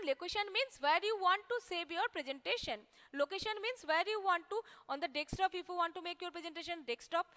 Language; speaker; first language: English; non-native, local second language; Bangla